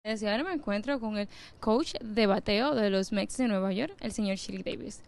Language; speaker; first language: Spanish; native; Spanish